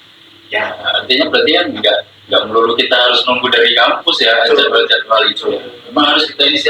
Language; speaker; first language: Indonesian; native; Indonesian